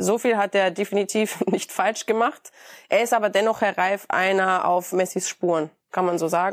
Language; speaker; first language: German; native; German